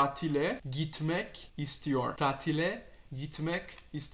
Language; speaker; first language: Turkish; non-native, fluent; Portuguese